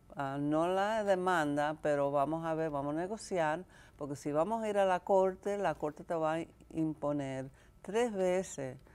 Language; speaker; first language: Spanish; early bilingual, heritage; Spanish